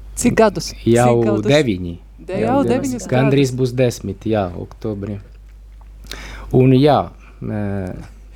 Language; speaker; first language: Latvian; non-native, learner; Italian